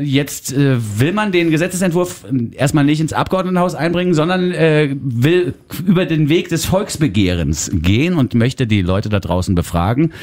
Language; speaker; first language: German; native; German